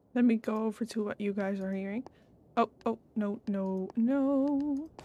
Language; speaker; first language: English; non-native, fluent; Dutch